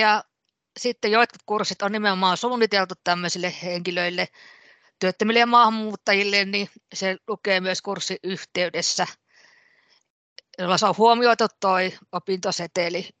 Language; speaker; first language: Finnish; native; Finnish